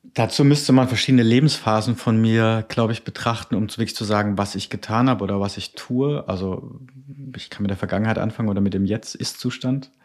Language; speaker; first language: German; native; German